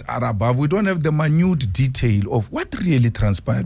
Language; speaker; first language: English; non-native, local second language; Northern Sotho